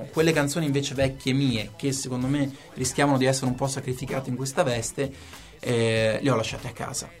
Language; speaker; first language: Italian; native; Italian